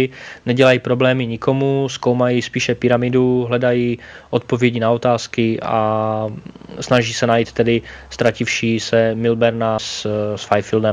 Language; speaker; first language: Czech; native; Czech